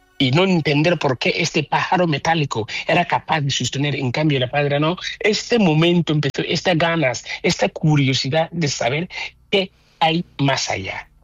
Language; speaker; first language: Spanish; non-native, fluent; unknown